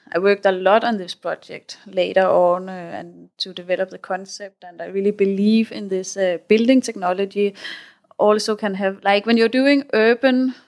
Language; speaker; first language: English; non-native, fluent; Danish